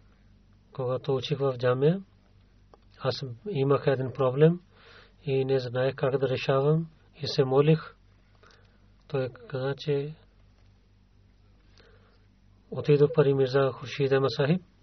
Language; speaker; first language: Bulgarian; non-native, learner; Urdu